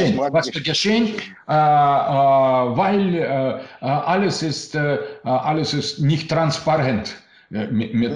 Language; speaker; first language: German; non-native, learner; Russian